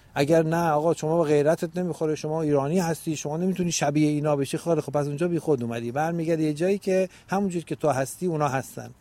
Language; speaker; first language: Persian; native; Persian